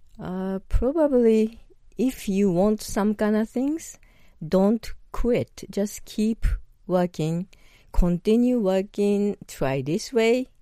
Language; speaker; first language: English; non-native, learner; Japanese